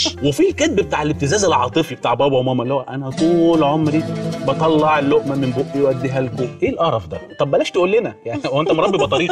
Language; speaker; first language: Arabic; native; Arabic